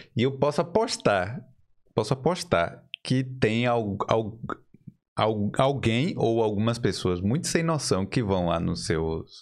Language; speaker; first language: Portuguese; native; Portuguese